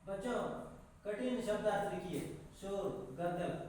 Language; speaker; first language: Hindi; non-native, local second language; Kannada